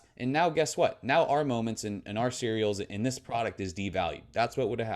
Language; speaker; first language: English; native; English